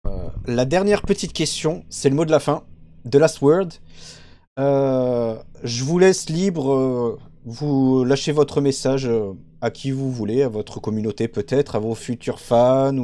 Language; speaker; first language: French; native; French